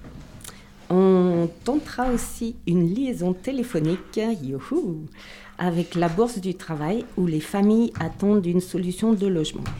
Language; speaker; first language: French; native; French